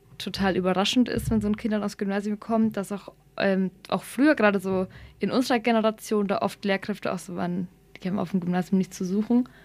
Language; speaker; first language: German; early bilingual, other home language; Somali